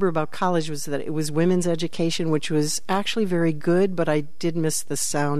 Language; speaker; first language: English; native; English